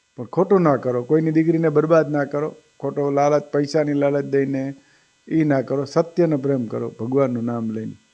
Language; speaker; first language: Gujarati; native; Gujarati